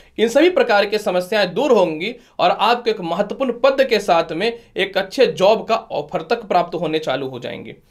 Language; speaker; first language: Hindi; native; Hindi